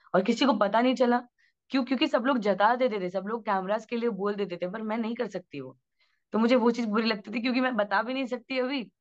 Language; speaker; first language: Hindi; native; Hindi